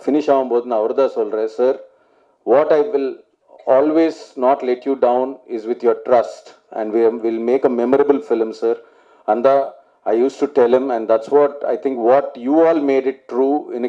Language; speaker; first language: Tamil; non-native, learner; Telugu